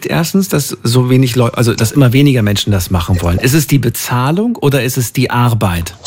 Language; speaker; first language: German; native; German